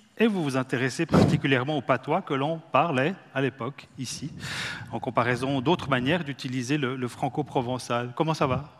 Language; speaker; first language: French; native; French